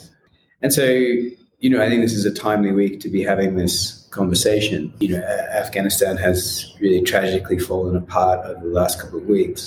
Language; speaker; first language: English; native; English